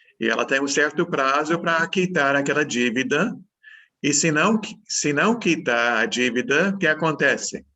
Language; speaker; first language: Portuguese; non-native, fluent; English